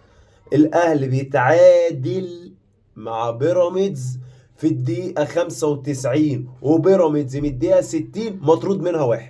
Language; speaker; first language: Arabic; native; Arabic